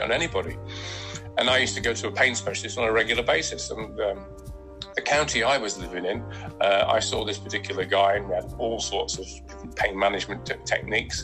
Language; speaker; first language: English; native; English